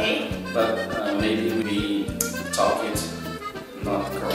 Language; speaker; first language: English; non-native, learner; Portuguese